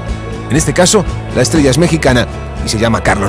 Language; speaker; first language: Spanish; native; Spanish